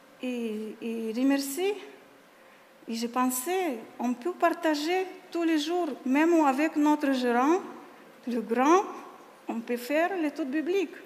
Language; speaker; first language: French; non-native, learner; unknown